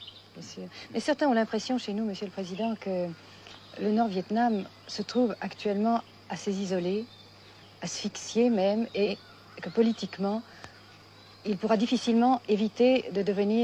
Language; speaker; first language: French; native; French